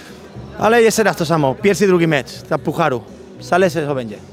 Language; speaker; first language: Polish; non-native, learner; Spanish